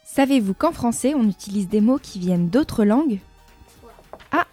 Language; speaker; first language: French; native; French